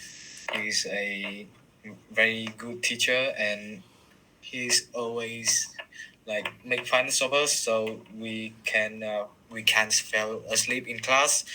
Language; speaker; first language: English; non-native, learner; Vietnamese